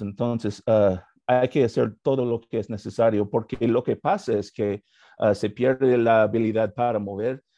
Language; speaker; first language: Spanish; non-native, learner; English